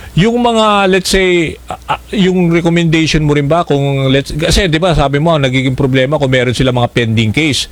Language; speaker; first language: Filipino; native; Filipino